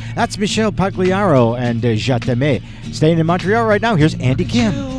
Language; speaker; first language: English; native; English